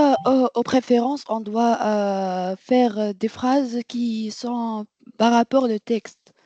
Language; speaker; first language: French; non-native, learner; Arabic